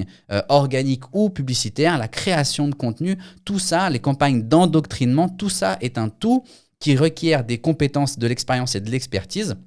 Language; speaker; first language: French; native; French